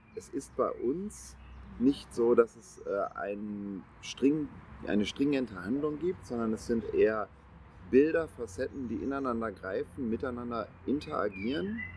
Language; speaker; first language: German; native; German